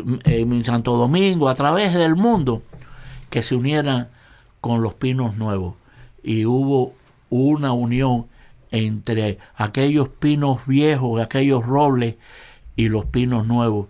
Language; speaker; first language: Spanish; native; Spanish